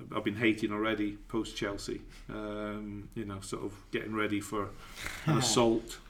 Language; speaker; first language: English; native; English